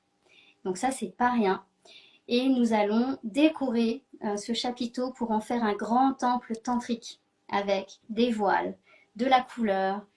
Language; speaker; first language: French; native; French